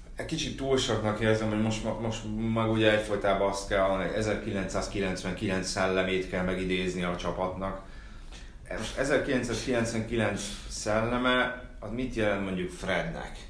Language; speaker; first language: Hungarian; native; Hungarian